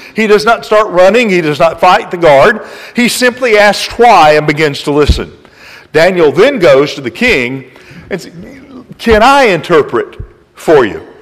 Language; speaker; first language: English; native; English